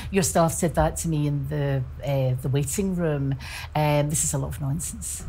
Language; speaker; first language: English; native; English